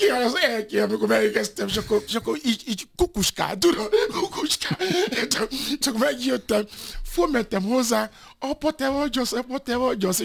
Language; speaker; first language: Hungarian; non-native, fluent; Yoruba